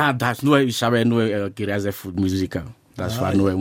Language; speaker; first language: German; non-native, learner; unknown